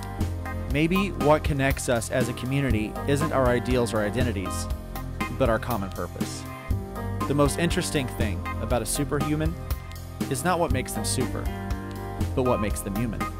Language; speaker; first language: English; native; English